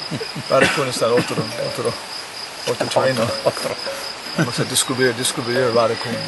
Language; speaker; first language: Spanish; non-native, learner; English